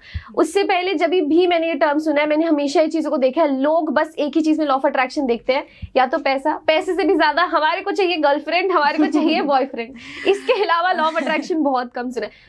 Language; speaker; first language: Hindi; native; Hindi